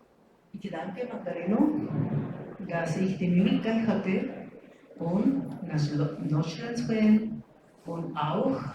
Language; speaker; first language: German; non-native, learner; Spanish